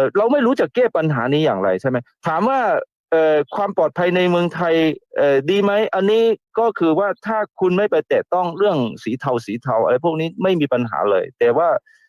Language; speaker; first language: Thai; non-native, fluent; Chinese